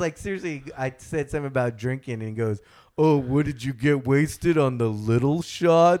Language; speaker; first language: English; early bilingual, other home language; German